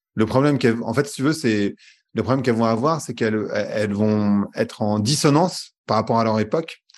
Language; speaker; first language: French; native; French